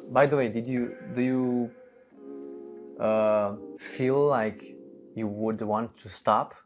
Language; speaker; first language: English; non-native, fluent; Romanian